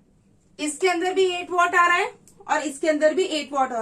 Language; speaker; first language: Hindi; native; Hindi